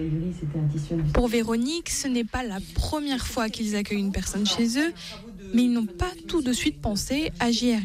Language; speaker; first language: French; native; French